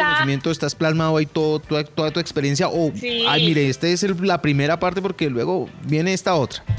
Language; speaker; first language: Spanish; native; Spanish